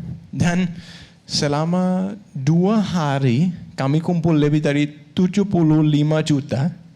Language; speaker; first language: Indonesian; non-native, learner; Danish